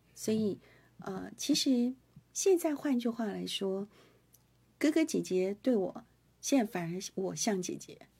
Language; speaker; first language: Chinese; non-native, local second language; Hakka Chinese